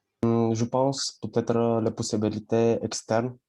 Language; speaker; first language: French; non-native, learner; Bulgarian